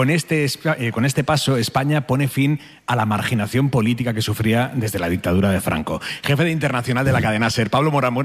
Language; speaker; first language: Spanish; native; Spanish